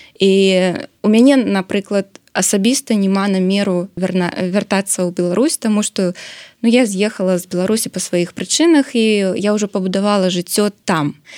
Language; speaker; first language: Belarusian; non-native, local second language; Russian